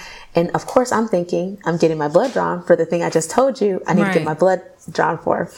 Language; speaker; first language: English; native; English